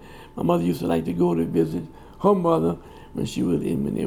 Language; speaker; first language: English; native; English